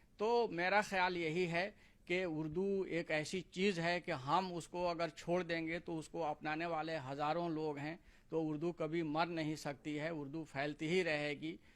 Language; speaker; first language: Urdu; native; Urdu